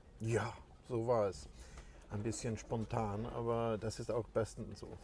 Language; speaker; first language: German; non-native, fluent; Swedish